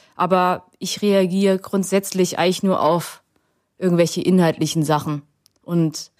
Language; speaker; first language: German; early bilingual, other home language; Vietnamese